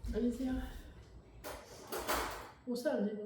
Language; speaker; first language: French; native; French